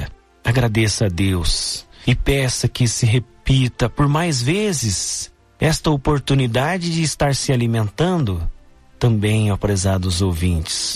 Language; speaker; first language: Portuguese; native; Portuguese